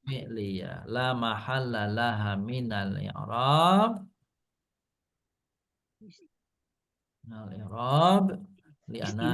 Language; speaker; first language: Arabic; non-native, fluent; Indonesian